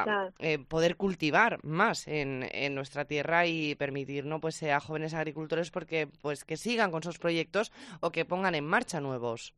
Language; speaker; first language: Spanish; native; Spanish